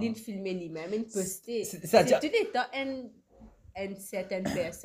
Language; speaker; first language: French; non-native, local second language; Morisyen